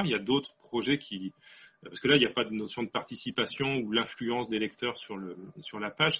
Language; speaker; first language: French; native; French